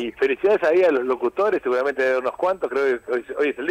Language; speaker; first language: Spanish; native; Spanish